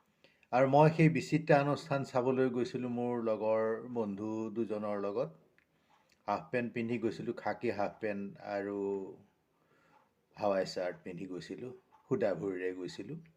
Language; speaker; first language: Assamese; native; Assamese